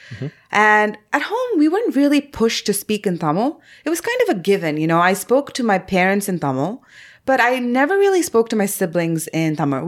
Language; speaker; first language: English; non-native, local second language; Tamil